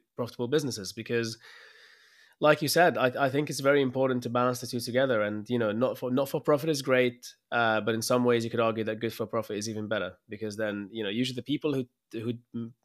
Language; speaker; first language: English; early bilingual, other home language; Arabic